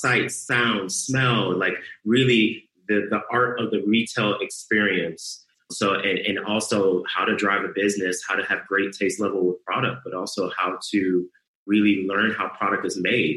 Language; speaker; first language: English; native; English